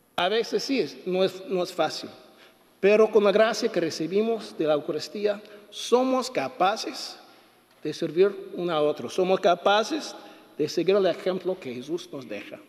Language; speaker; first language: Spanish; non-native, fluent; English